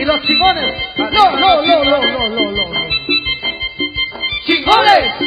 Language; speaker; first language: Spanish; native; Spanish